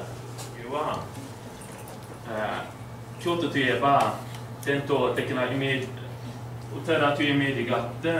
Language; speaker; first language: Japanese; non-native, learner; Swedish